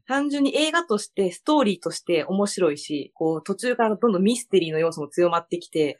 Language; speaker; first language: Japanese; early bilingual, other home language; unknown